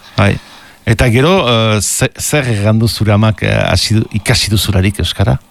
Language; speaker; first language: Basque; native; Basque